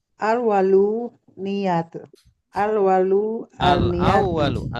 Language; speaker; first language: Arabic; non-native, learner; Indonesian